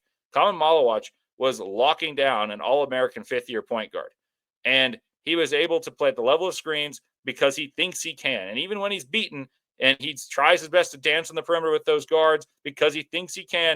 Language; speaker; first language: English; native; English